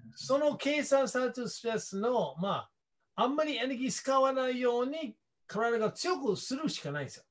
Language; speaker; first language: Japanese; non-native, fluent; English